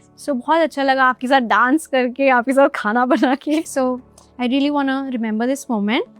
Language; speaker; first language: Hindi; non-native, local second language; Bangla